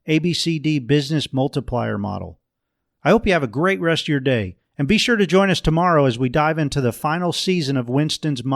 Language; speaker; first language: English; native; English